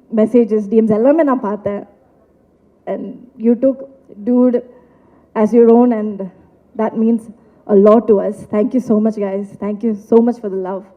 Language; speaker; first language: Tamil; non-native, local second language; Malayalam